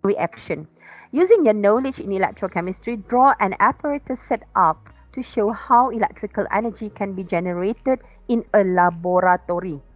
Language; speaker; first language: English; non-native, local second language; Malay